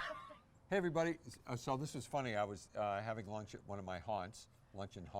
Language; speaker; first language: English; native; English